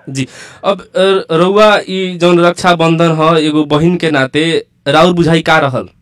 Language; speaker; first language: Bhojpuri; native; Bhojpuri